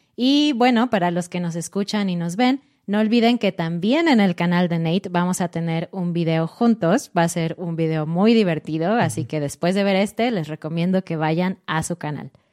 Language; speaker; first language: Spanish; native; Spanish